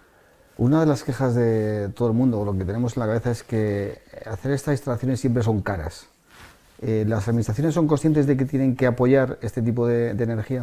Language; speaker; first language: Spanish; native; Spanish